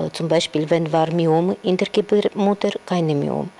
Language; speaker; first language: German; non-native, learner; Russian